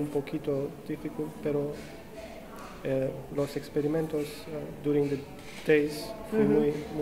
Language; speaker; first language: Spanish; non-native, learner; English